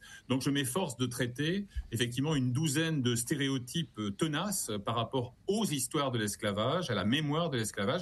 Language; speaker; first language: French; native; French